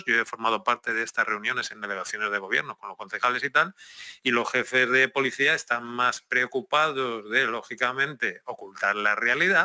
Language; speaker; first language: Spanish; native; Spanish